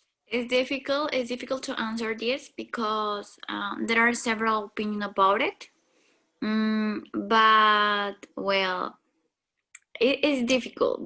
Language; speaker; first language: English; non-native, learner; Spanish